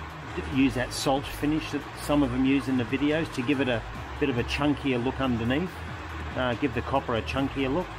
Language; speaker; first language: English; native; English